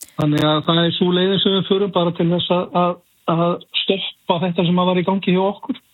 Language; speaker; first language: Icelandic; native; Icelandic